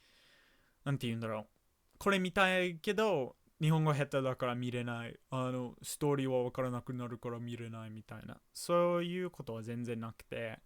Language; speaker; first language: Japanese; non-native, fluent; English